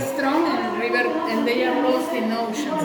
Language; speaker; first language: English; non-native, learner; Spanish